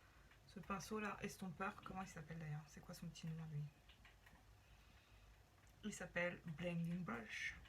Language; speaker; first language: French; native; French